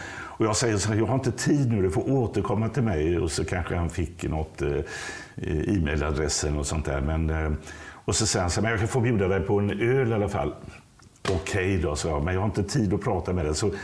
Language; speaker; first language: Swedish; native; Swedish